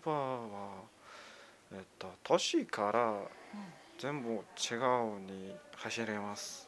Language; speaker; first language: Japanese; non-native, learner; Mongolian